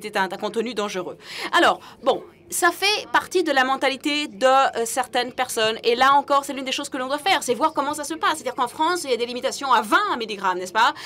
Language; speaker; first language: French; non-native, fluent; English